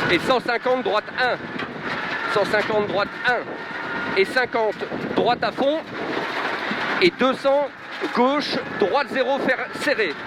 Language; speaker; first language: French; native; French